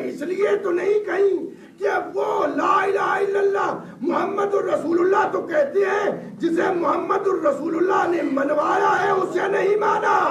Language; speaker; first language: Urdu; non-native, local second language; Punjabi